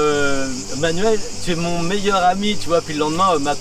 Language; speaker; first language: French; native; French